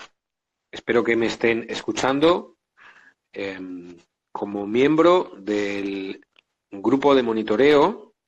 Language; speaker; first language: Spanish; native; Spanish